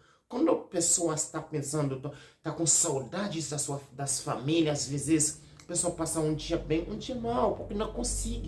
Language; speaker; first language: Portuguese; non-native, learner; Haitian Creole